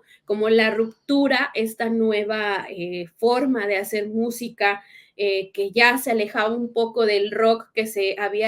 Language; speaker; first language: Spanish; native; Spanish